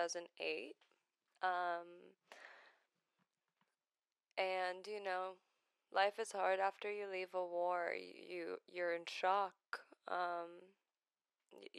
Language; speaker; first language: English; non-native, fluent; Arabic